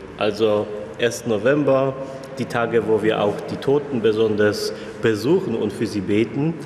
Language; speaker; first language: German; non-native, fluent; Polish